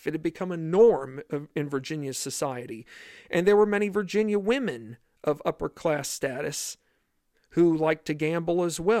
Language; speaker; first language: English; native; English